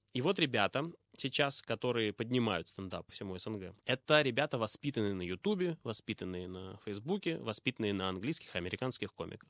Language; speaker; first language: Russian; native; Russian